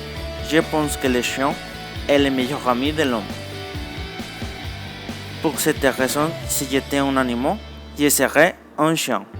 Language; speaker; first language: French; non-native, learner; Spanish